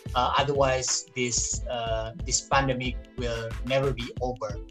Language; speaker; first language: English; non-native, fluent; Indonesian